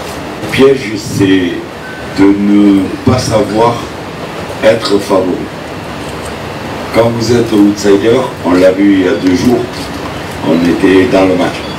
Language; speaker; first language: French; native; French